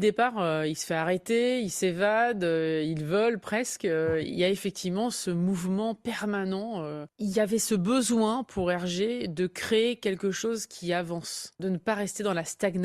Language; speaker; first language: French; native; French